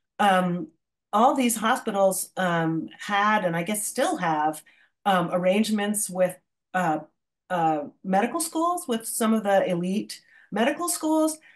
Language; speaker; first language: English; native; English